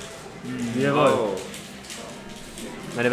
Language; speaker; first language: German; native; German